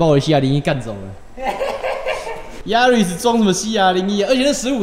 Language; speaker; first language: Chinese; native; Chinese